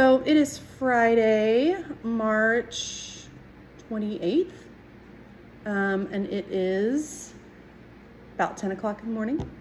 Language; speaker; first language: English; native; English